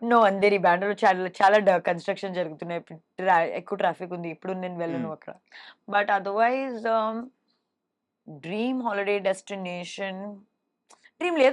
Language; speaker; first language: Telugu; non-native, learner; Hindi